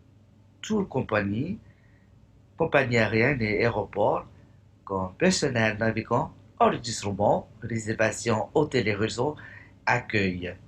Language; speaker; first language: French; non-native, fluent; English